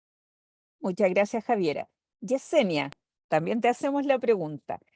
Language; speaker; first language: Spanish; native; Spanish